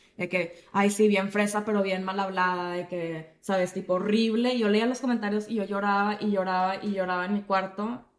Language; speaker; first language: Spanish; native; Spanish